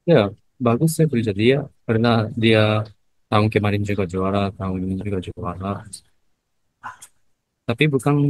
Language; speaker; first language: Indonesian; non-native, learner; Japanese